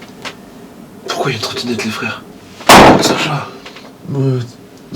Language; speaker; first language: French; native; French